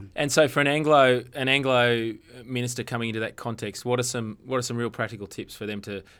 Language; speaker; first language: English; native; English